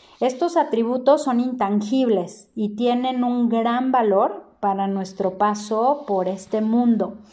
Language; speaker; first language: Spanish; native; Spanish